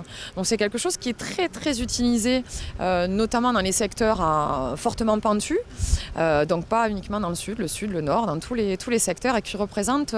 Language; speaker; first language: French; native; French